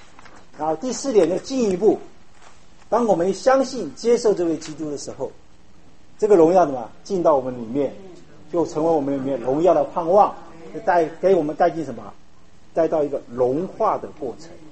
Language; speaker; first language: Chinese; native; Chinese